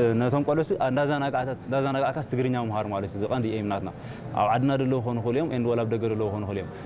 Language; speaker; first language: Tigrinya; native; Tigrinya